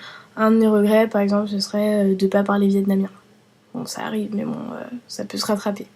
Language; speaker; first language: French; early bilingual, other home language; Vietnamese